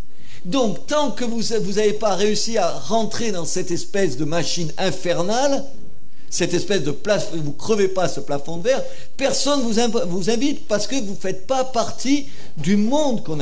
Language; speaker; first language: French; native; French